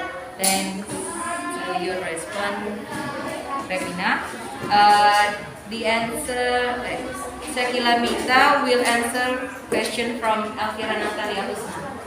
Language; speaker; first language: English; non-native, learner; Indonesian